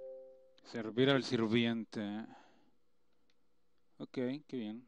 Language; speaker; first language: Spanish; native; Spanish